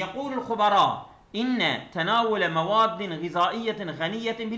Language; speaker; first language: Arabic; non-native, fluent; Turkish